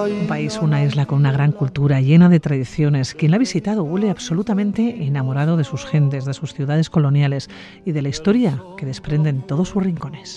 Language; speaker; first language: Spanish; native; Spanish